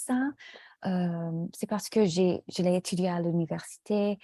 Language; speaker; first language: French; non-native, fluent; English